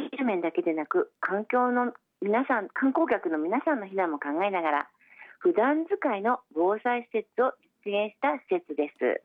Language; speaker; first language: Japanese; native; Japanese